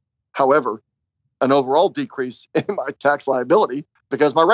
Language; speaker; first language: English; native; English